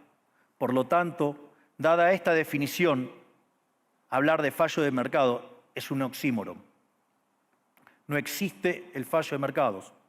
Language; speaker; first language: Spanish; native; Spanish